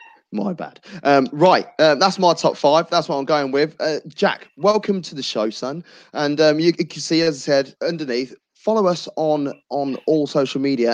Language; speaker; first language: English; native; English